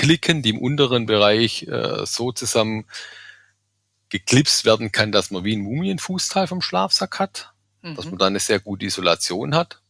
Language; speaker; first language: German; native; German